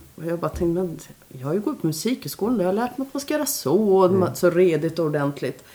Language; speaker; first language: Swedish; native; Swedish